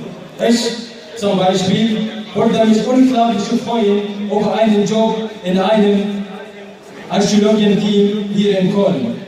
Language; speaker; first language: German; non-native, learner; Arabic